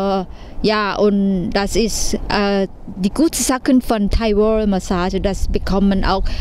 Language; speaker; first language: German; non-native, learner; Thai